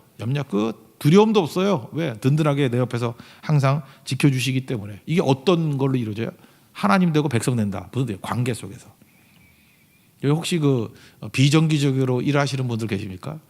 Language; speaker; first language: Korean; native; Korean